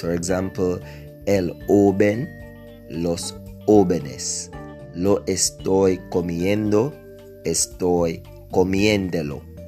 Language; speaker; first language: Spanish; non-native, fluent; English